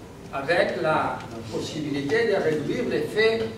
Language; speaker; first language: French; non-native, learner; Spanish